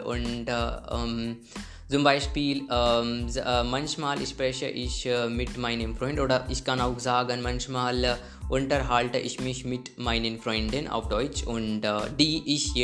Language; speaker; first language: German; non-native, learner; Hindi